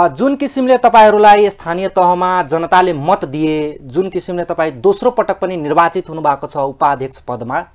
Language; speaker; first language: Nepali; non-native, local second language; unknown